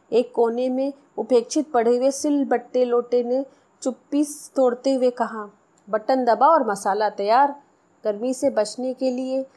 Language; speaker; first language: Hindi; non-native, local second language; Marathi